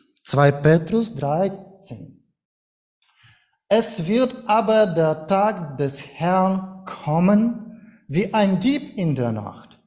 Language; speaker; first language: German; non-native, learner; Ukrainian